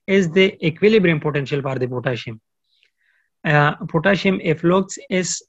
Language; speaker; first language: English; non-native, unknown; Pashto